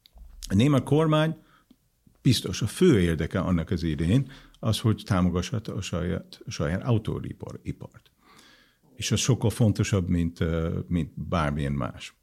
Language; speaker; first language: Hungarian; non-native, fluent; English